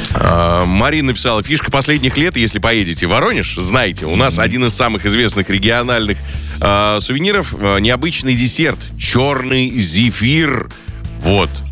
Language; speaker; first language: Russian; native; Russian